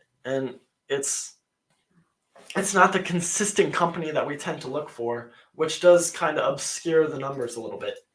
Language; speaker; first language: English; native; English